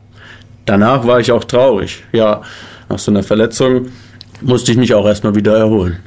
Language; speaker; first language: German; native; German